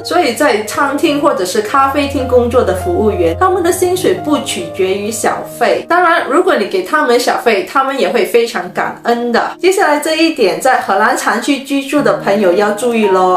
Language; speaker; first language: Chinese; native; Chinese